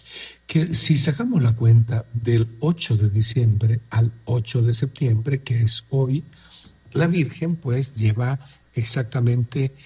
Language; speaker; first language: Spanish; native; Spanish